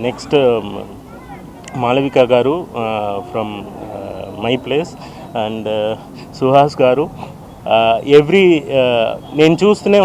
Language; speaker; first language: Telugu; non-native, fluent; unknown